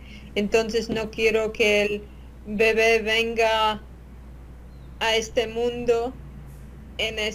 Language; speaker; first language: Spanish; non-native, fluent; Latvian